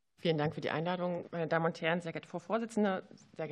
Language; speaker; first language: German; native; German